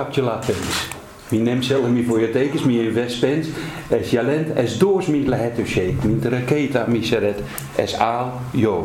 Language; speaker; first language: Hungarian; non-native, learner; Dutch